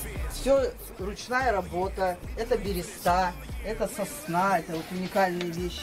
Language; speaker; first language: Russian; native; Russian